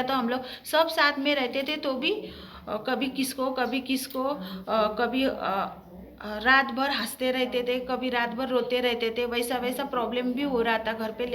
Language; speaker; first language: Hindi; early bilingual, heritage; Hindi